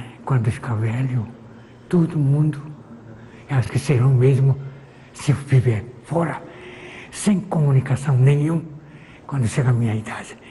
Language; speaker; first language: Portuguese; non-native, fluent; Korean